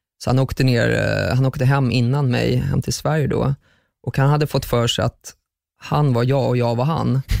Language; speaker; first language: Swedish; early bilingual, other home language; German